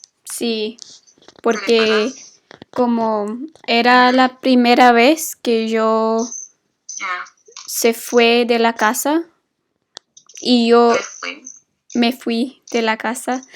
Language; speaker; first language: Spanish; non-native, fluent; English